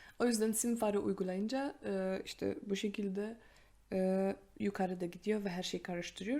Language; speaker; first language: Turkish; non-native, fluent; Polish